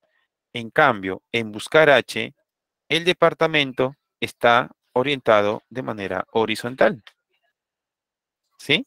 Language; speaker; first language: Spanish; native; Spanish